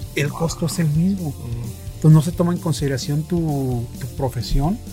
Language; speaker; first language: Spanish; native; Spanish